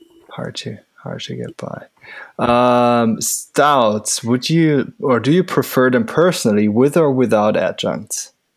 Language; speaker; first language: English; non-native, fluent; German